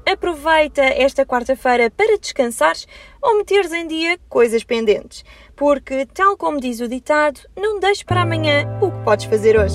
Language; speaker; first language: Portuguese; native; Portuguese